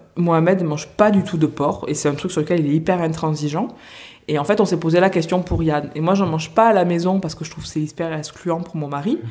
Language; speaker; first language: French; native; French